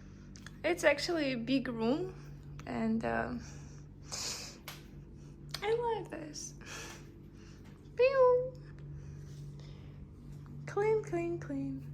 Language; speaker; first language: English; non-native, learner; Russian